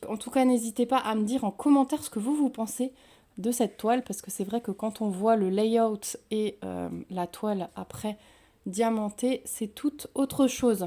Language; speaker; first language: French; native; French